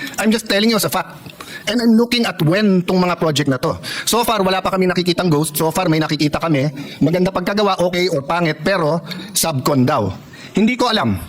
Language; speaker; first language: Filipino; native; Filipino